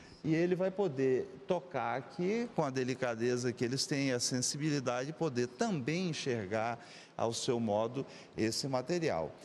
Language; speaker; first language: Portuguese; native; Portuguese